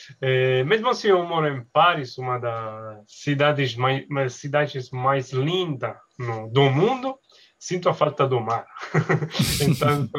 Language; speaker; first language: Portuguese; non-native, learner; Italian